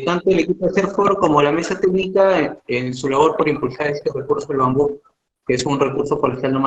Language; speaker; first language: Spanish; native; Spanish